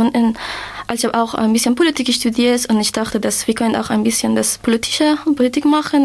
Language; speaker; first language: German; non-native, learner; Persian